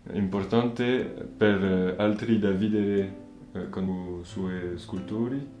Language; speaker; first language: Italian; non-native, learner; French